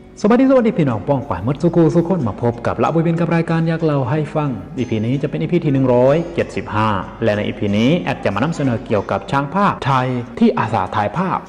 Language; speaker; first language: Thai; native; Thai